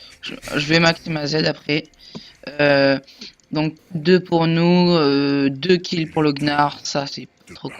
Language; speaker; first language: French; native; French